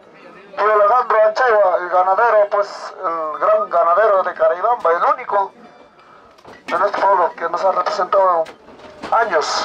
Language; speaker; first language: Spanish; native; Spanish